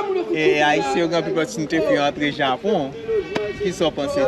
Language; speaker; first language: French; non-native, local second language; Haitian Creole